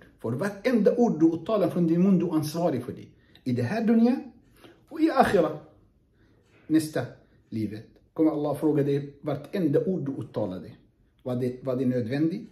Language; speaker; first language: Swedish; non-native, fluent; Arabic